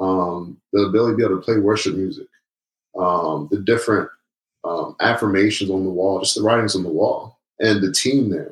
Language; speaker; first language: English; native; English